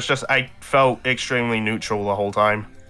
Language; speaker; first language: English; native; English